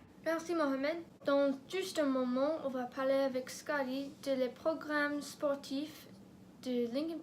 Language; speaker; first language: French; non-native, learner; English